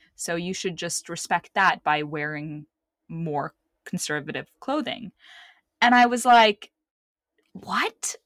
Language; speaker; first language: English; early bilingual, other home language; Arabic